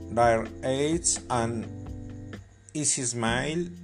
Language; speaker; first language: English; non-native, learner; Spanish